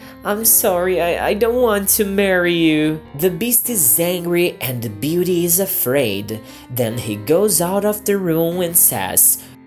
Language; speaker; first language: English; non-native, fluent; Portuguese